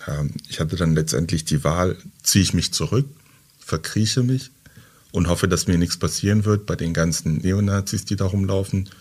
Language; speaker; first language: German; early bilingual, other home language; French